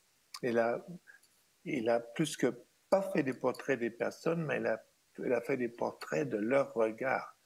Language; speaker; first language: French; non-native, fluent; German